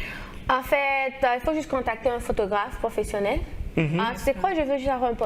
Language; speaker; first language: French; non-native, local second language; Haitian Creole